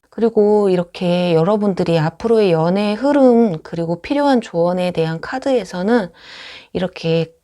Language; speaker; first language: Korean; native; Korean